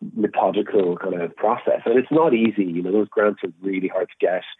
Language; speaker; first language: English; native; English